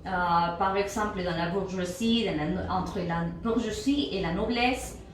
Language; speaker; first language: French; non-native, learner; Spanish